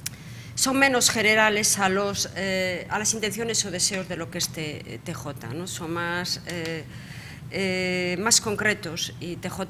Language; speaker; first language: Spanish; native; Spanish